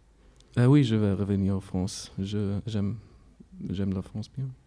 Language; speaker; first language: French; non-native, learner; German